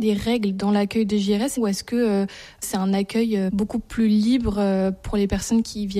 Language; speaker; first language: French; native; French